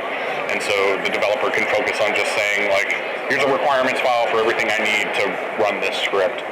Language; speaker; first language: English; native; English